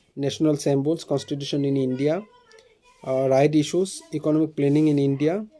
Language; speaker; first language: English; non-native, local second language; Assamese